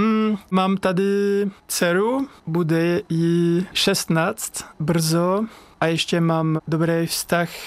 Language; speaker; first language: Czech; non-native, learner; French